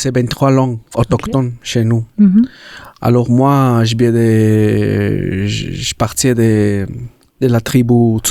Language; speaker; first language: French; non-native, learner; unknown